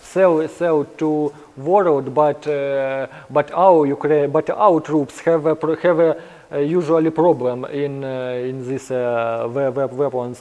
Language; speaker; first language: English; non-native, learner; Ukrainian